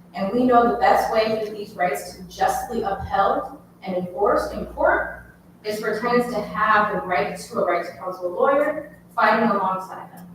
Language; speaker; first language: English; native; English